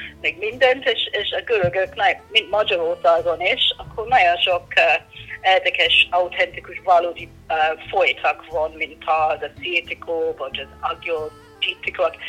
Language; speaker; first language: Hungarian; non-native, learner; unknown